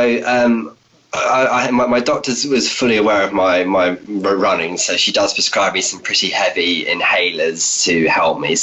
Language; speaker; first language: English; native; English